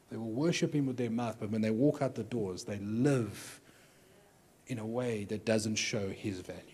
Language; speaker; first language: English; native; English